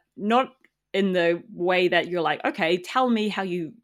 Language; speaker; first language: English; native; English